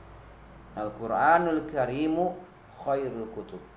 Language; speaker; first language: Arabic; non-native, fluent; Indonesian